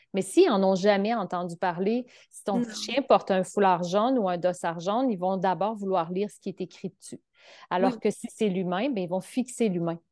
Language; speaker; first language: French; native; French